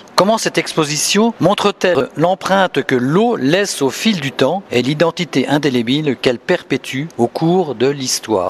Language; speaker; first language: French; native; French